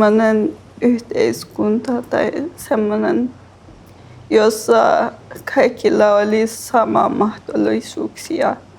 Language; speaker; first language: Finnish; non-native, fluent; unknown